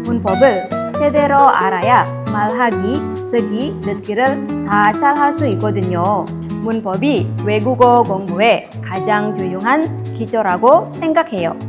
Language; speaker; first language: Korean; non-native, fluent; Indonesian